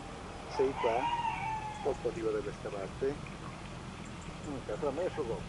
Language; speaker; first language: Italian; native; Italian